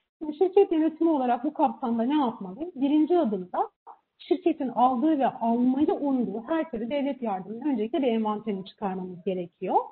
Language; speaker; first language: Turkish; native; Turkish